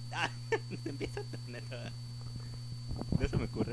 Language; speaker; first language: Spanish; native; Spanish